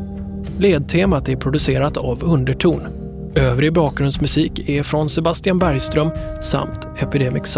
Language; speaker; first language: Swedish; native; Swedish